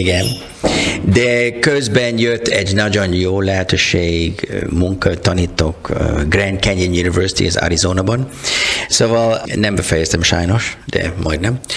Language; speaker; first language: Hungarian; non-native, learner; English